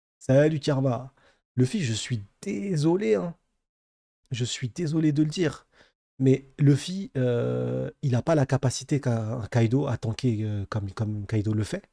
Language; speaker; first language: French; native; French